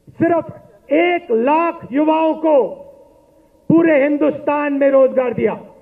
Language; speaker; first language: Hindi; native; Hindi